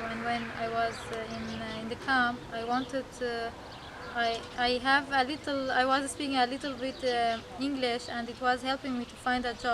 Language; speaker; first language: English; non-native, fluent; Arabic